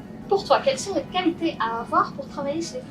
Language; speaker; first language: French; native; French